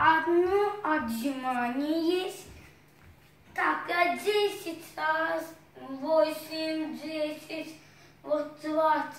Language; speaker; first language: Russian; non-native, learner; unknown